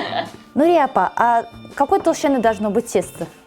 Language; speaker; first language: Russian; native; Russian